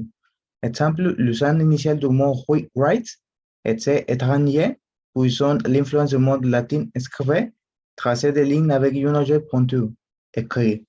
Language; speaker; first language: French; non-native, learner; Spanish